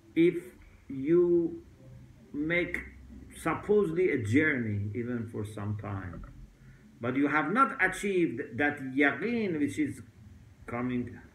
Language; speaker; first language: English; non-native, fluent; Persian